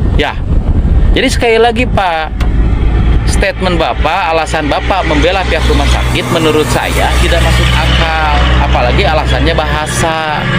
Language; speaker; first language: Indonesian; non-native, local second language; Sundanese